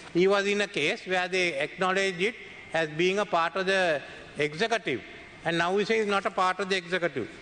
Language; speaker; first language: English; non-native, local second language; Sinhala